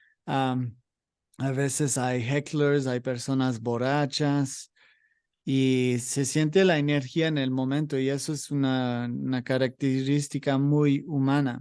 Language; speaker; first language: Spanish; non-native, learner; English